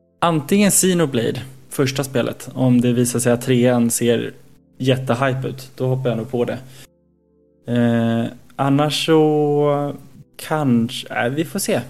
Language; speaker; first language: Swedish; native; Swedish